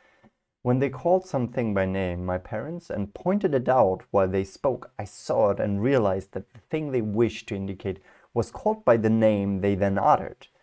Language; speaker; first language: English; non-native, fluent; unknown